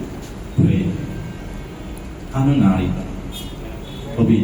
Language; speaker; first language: Korean; non-native, fluent; Burmese